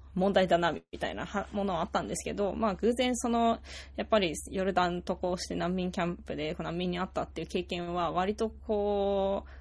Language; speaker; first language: Japanese; native; Japanese